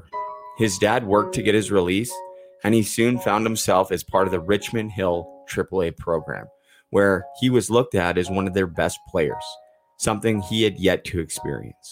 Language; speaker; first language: English; native; English